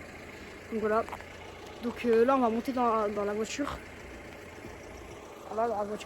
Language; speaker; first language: French; native; French